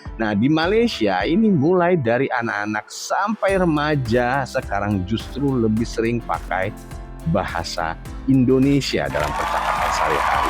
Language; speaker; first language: Indonesian; native; Indonesian